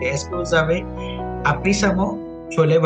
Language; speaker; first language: French; non-native, fluent; Punjabi